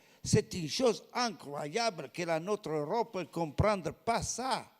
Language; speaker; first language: French; non-native, fluent; Italian